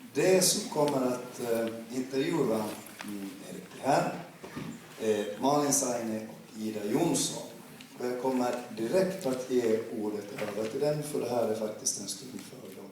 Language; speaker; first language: Swedish; native; Swedish